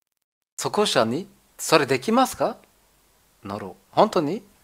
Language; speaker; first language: Japanese; non-native, learner; German